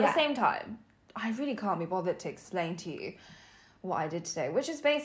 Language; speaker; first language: English; native; English